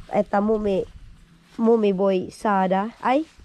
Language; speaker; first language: Finnish; non-native, learner; Waray